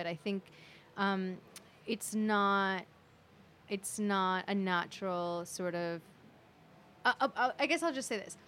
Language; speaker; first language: English; native; English